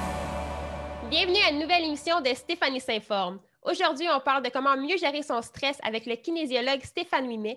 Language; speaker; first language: French; native; French